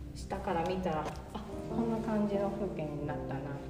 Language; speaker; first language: Japanese; non-native, fluent; Chinese